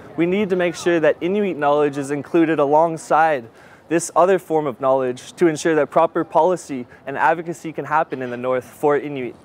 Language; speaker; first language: English; native; English